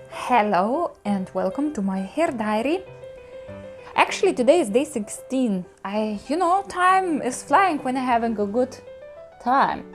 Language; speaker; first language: English; non-native, fluent; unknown